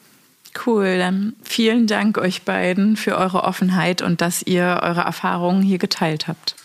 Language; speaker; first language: German; native; German